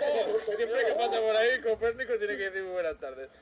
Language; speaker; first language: Spanish; native; Spanish